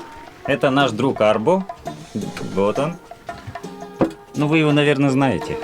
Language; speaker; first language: Russian; native; Russian